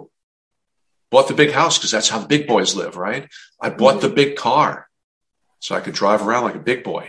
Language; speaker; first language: English; native; English